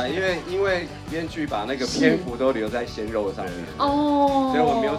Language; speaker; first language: Chinese; native; Chinese